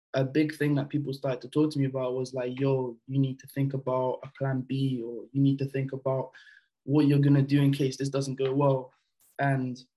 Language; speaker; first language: English; early bilingual, other home language; French